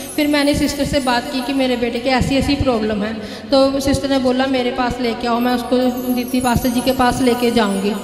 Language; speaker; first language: Hindi; native; Hindi